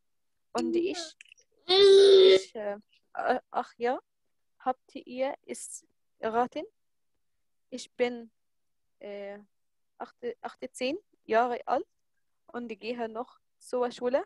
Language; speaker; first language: German; non-native, learner; Arabic